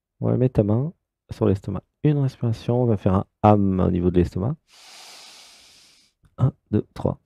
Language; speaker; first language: French; native; French